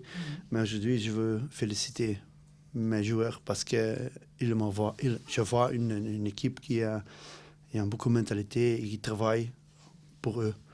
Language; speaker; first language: French; non-native, local second language; Dutch